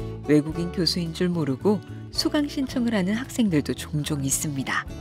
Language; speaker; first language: Korean; native; Korean